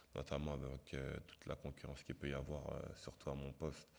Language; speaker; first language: French; native; French